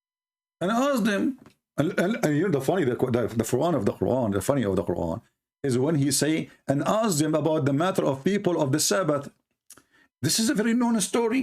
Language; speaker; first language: English; non-native, fluent; Arabic